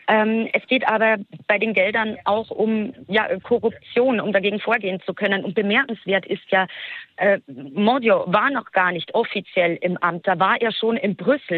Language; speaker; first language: German; native; German